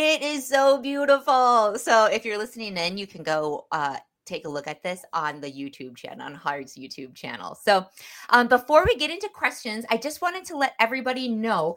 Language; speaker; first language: English; native; English